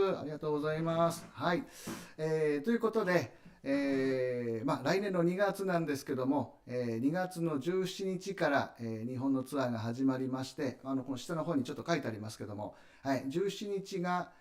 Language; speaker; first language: Japanese; native; Japanese